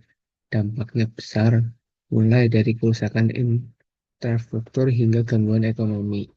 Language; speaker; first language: Indonesian; native; Indonesian